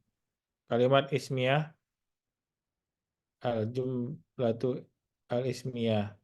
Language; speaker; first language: Arabic; non-native, learner; Indonesian